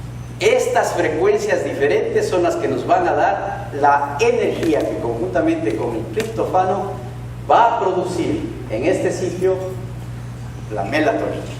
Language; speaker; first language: Spanish; native; Spanish